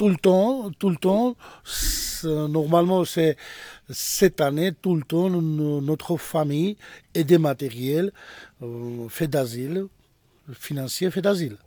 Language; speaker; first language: French; non-native, learner; Georgian